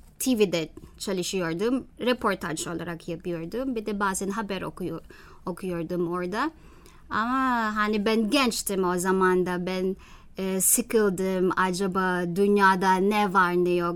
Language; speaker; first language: Turkish; non-native, learner; Filipino